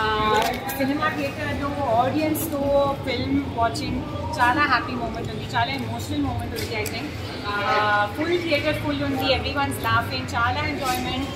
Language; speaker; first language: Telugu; non-native, learner; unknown